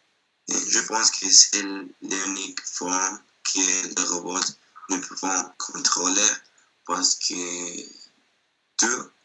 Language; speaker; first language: French; non-native, learner; Spanish